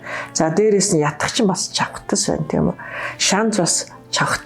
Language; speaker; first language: Mongolian; native; Mongolian